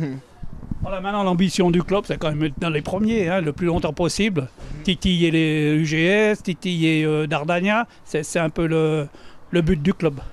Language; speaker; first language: French; native; French